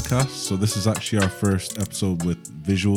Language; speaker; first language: English; native; English